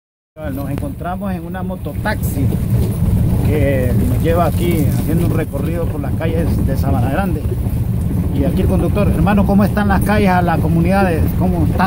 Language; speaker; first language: Spanish; native; Spanish